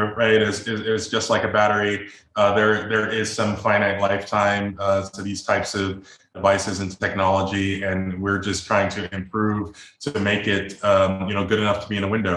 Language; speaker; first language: English; native; English